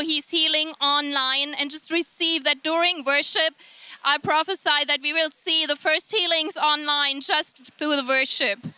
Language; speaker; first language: English; non-native, fluent; German